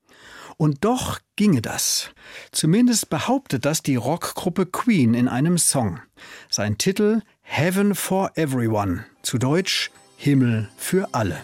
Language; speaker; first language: German; native; German